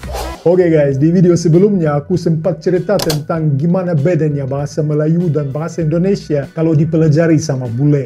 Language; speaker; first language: Indonesian; non-native, fluent; Russian